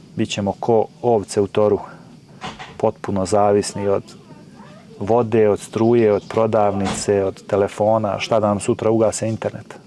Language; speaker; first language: Bosnian; native; Bosnian